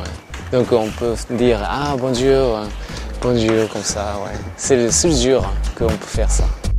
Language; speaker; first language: French; non-native, learner; Japanese